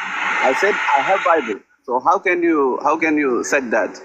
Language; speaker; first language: English; non-native, learner; Amharic